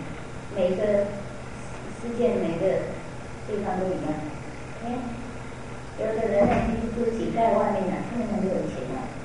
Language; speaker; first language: Chinese; non-native, fluent; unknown